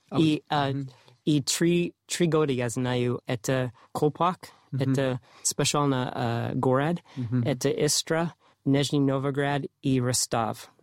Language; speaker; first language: Russian; non-native, learner; English